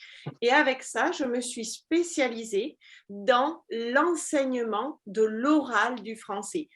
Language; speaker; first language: French; native; French